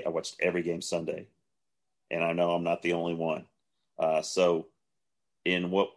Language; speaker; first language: English; native; English